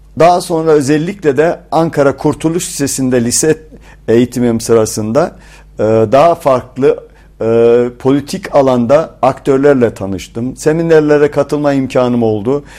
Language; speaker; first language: Turkish; native; Turkish